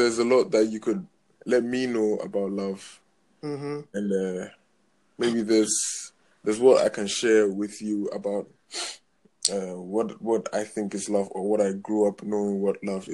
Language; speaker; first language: English; non-native, local second language; Akan